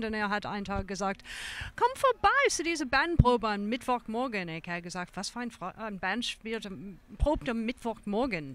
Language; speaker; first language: German; non-native, fluent; English